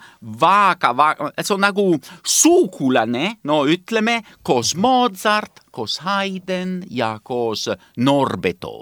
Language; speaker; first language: Estonian; non-native, learner; Italian